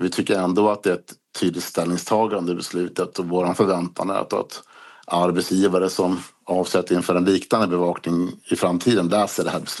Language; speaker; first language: Swedish; native; Swedish